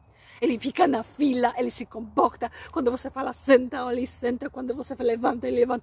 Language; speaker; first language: Portuguese; non-native, fluent; Polish